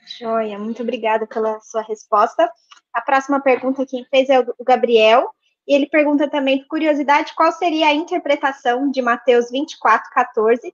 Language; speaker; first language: Portuguese; native; Portuguese